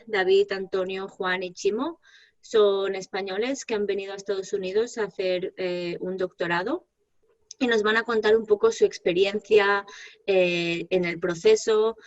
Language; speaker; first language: Spanish; native; Spanish